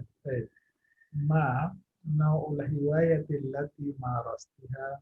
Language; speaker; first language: Arabic; non-native, fluent; Indonesian